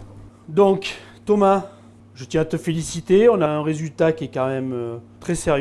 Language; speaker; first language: French; native; French